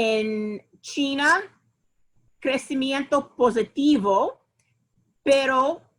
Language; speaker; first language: Spanish; non-native, fluent; English